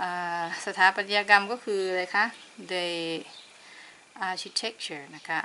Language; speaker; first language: Thai; native; Thai